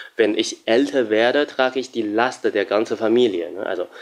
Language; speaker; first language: German; non-native, fluent; Chinese